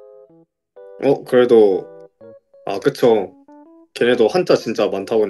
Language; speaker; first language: Korean; native; Korean